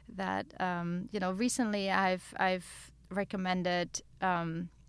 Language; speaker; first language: English; non-native, fluent; German